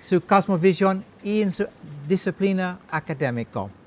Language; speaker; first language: Spanish; non-native, learner; English